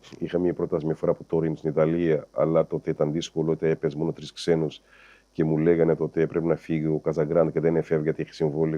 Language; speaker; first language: Greek; non-native, fluent; Kabuverdianu